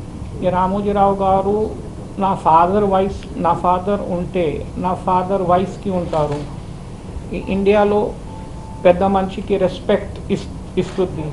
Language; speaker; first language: Telugu; early bilingual, heritage; Telugu